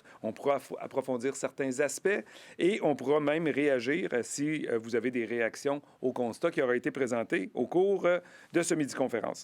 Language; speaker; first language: French; native; French